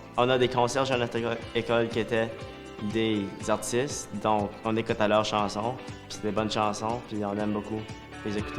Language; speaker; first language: French; native; French